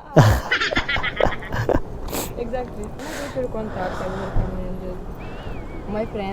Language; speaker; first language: English; non-native, learner; Russian